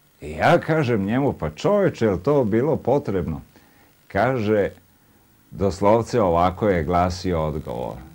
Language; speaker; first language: Serbian; native; Serbian